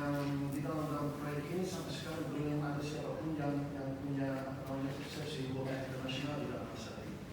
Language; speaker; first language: Indonesian; non-native, fluent; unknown